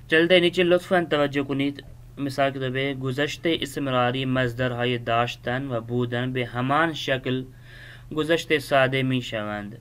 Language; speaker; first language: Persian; non-native, fluent; Urdu